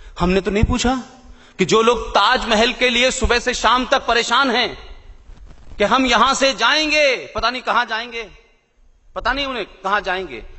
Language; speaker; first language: Hindi; native; Hindi